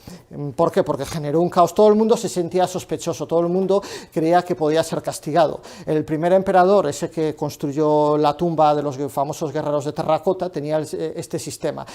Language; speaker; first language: Spanish; native; Spanish